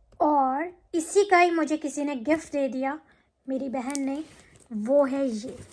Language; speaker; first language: Urdu; native; Urdu